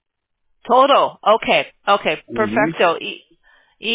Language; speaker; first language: Spanish; non-native, learner; English